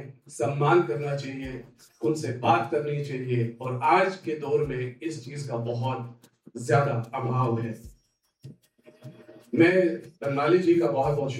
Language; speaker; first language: Hindi; native; Hindi